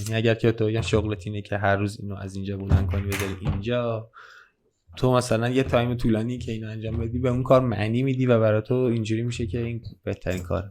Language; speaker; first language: Persian; native; Persian